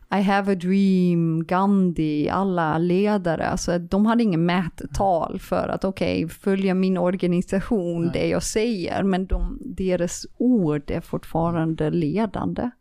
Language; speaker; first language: Swedish; non-native, fluent; Dutch